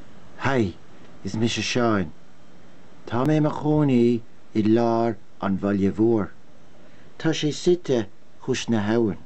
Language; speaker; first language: Irish; non-native, local second language; English